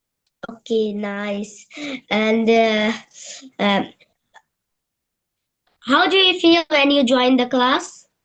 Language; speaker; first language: English; non-native, learner; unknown